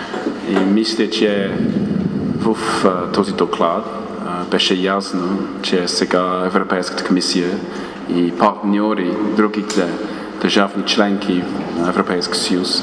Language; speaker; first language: Bulgarian; non-native, fluent; English